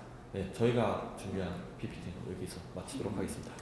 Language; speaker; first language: Korean; native; Korean